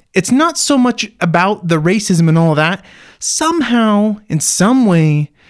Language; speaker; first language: English; native; English